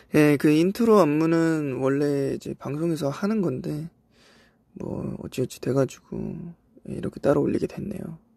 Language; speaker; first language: Korean; native; Korean